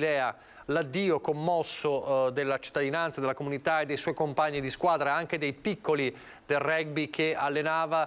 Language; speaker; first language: Italian; native; Italian